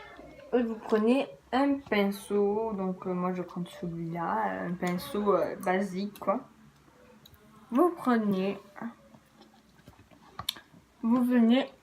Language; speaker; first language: French; native; French